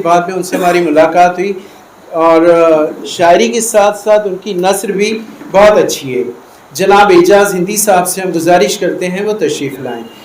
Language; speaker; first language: Urdu; native; Urdu